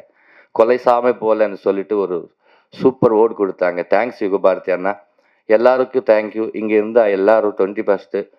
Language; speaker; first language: Tamil; non-native, learner; Telugu